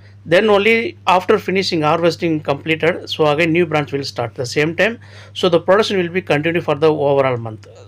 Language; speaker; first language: English; non-native, local second language; Tamil